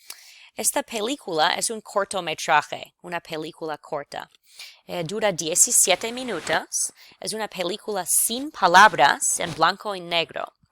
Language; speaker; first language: Spanish; non-native, fluent; English